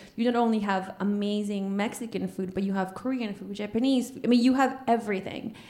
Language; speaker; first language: English; early bilingual, other home language; Spanish